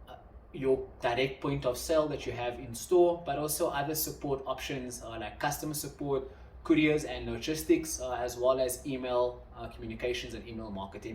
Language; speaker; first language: English; non-native, local second language; Afrikaans